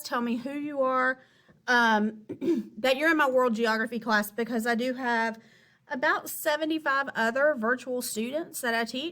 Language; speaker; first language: English; native; English